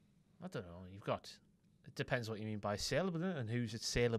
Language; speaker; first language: English; native; English